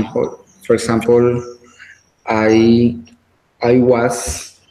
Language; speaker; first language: English; non-native, learner; Spanish